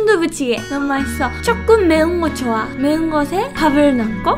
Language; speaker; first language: Korean; non-native, fluent; Japanese